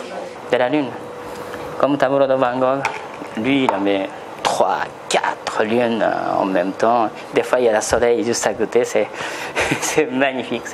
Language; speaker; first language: French; non-native, fluent; Japanese